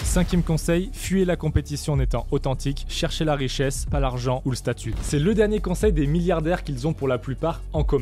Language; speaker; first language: French; native; French